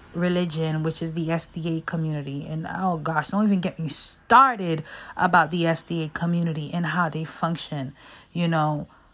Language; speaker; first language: English; native; English